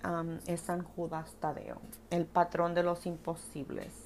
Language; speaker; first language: Spanish; early bilingual, other home language; English